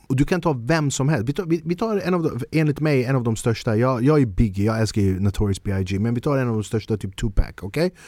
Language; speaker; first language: Swedish; early bilingual, other home language; Kurdish